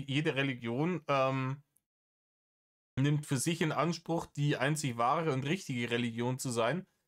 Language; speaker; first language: German; native; German